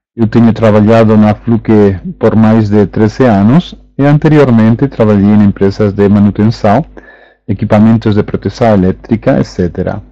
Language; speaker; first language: Portuguese; non-native, learner; Spanish